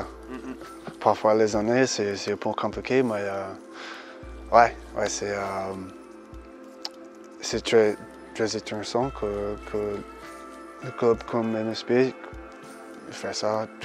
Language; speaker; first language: French; early bilingual, heritage; English